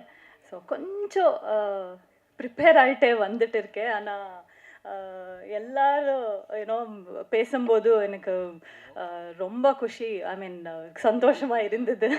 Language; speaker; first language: Tamil; non-native, learner; Kannada